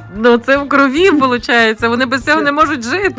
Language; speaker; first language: Ukrainian; native; Ukrainian